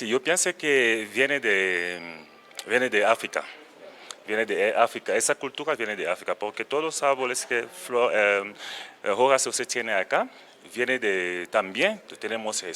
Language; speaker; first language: Spanish; non-native, learner; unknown